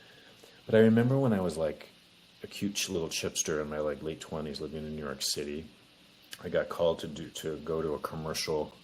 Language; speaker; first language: English; native; English